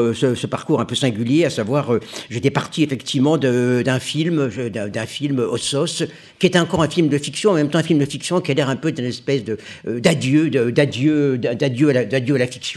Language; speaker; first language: French; native; French